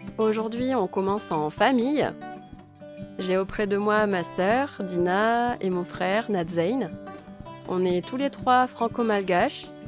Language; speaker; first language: French; native; French